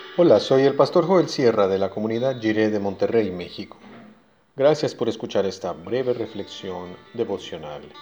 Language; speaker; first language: Spanish; native; Spanish